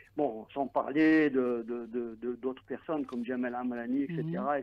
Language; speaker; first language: French; non-native, local second language; Arabic